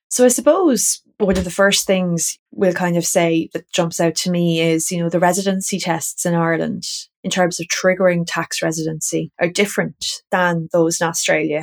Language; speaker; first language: English; native; English